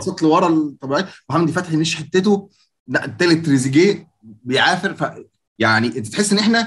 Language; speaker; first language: Arabic; native; Arabic